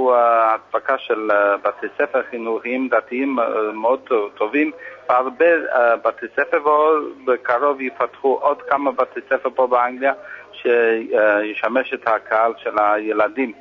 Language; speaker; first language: Hebrew; non-native, fluent; English